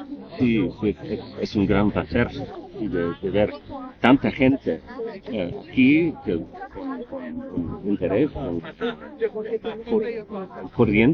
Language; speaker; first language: Spanish; non-native, fluent; English